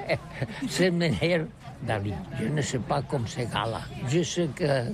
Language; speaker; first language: French; non-native, learner; Spanish